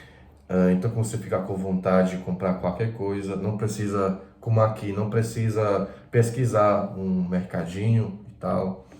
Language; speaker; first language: Portuguese; non-native, fluent; Croatian